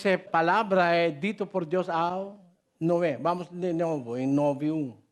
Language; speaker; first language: Portuguese; non-native, learner; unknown